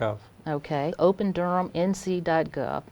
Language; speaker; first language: English; native; English